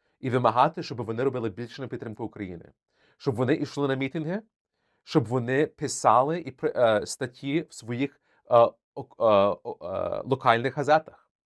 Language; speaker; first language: Ukrainian; early bilingual, heritage; Ukrainian